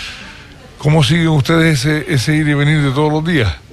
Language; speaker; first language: Spanish; native; Spanish